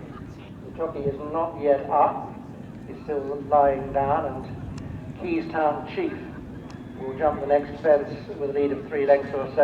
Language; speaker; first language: English; native; English